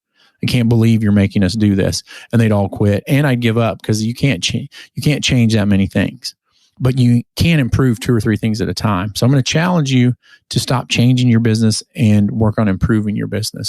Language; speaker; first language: English; native; English